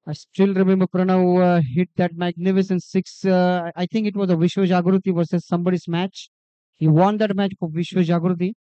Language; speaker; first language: English; non-native, local second language; Marathi